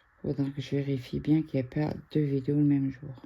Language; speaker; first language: French; native; French